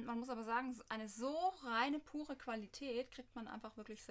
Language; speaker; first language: German; native; German